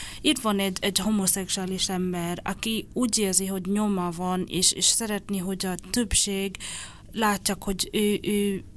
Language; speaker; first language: Hungarian; non-native, learner; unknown